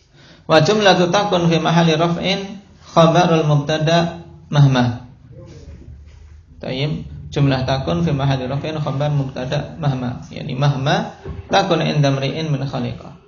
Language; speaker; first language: Arabic; non-native, fluent; Indonesian